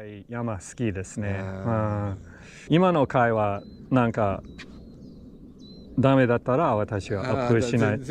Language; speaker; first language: Japanese; non-native, learner; English